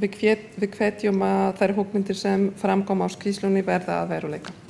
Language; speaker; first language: Icelandic; non-native, fluent; Polish